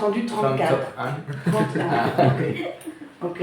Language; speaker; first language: French; native; French